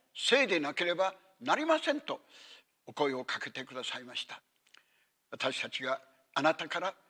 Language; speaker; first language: Japanese; native; Japanese